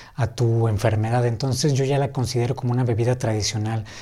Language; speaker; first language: Spanish; native; Spanish